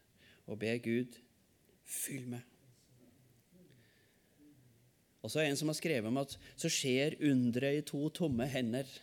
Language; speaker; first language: Norwegian; native; Norwegian